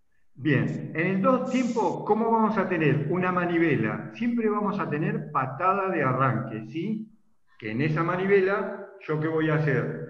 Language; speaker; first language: Spanish; native; Spanish